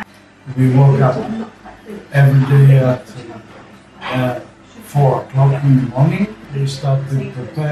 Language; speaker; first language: English; non-native, learner; Greek